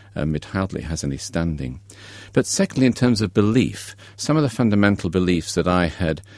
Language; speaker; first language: English; native; English